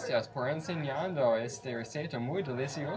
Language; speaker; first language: Spanish; non-native, learner; English